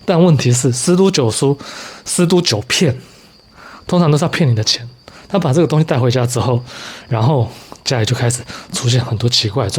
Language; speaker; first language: Chinese; native; Chinese